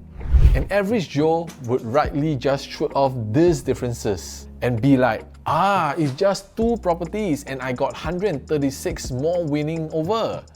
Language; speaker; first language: English; native; English